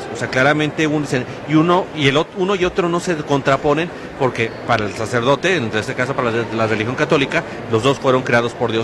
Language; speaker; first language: Spanish; native; Spanish